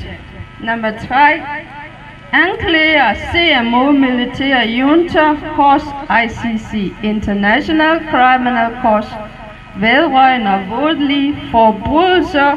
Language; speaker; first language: Danish; non-native, learner; Burmese